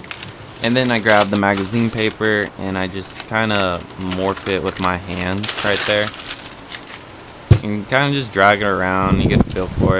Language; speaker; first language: English; native; English